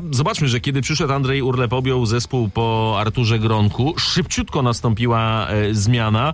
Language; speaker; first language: Polish; native; Polish